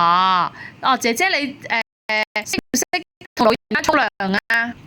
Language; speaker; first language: Cantonese; native; Cantonese